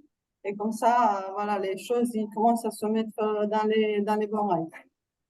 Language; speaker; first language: French; non-native, fluent; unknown